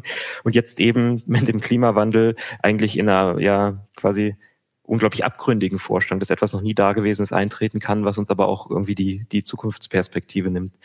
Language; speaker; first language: German; native; German